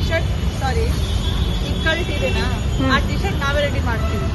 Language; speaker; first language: Kannada; non-native, fluent; Hindi